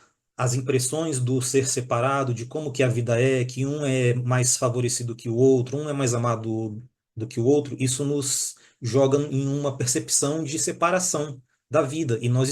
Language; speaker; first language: Portuguese; native; Portuguese